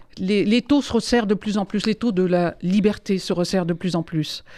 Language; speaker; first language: French; native; French